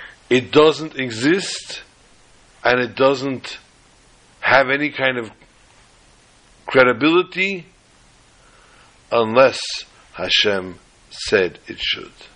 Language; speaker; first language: English; native; English